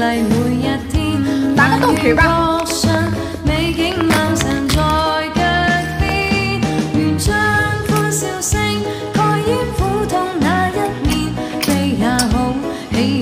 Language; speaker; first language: Chinese; native; Chinese